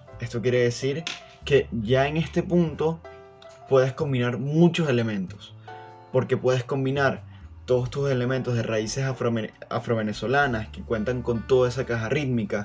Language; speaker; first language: Spanish; native; Spanish